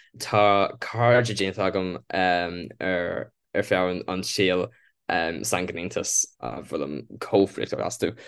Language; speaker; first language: Irish; non-native, local second language; English